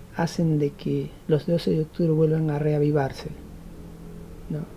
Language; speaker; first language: Spanish; native; Spanish